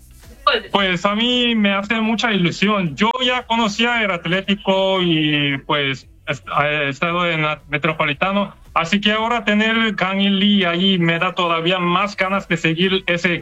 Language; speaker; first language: Spanish; non-native, learner; Korean